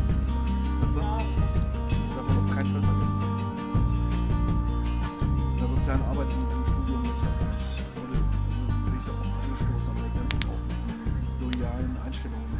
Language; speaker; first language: German; native; German